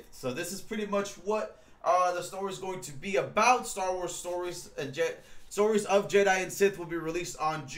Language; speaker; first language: English; native; English